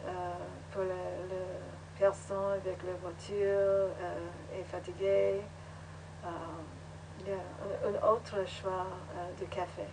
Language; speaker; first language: French; non-native, learner; English